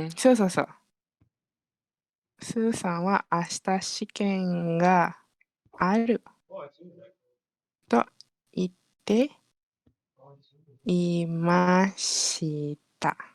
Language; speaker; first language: Japanese; non-native, learner; Malay